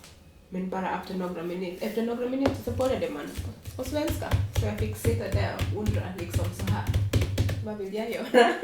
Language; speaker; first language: Swedish; non-native, fluent; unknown